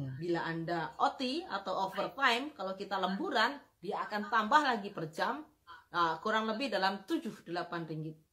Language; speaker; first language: Indonesian; native; Indonesian